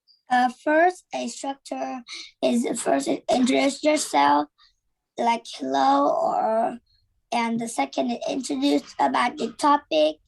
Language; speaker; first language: English; non-native, learner; Vietnamese